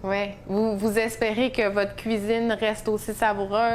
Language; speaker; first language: French; native; French